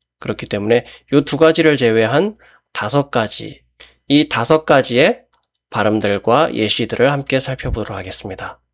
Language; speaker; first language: Korean; native; Korean